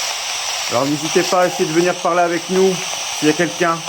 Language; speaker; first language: French; native; French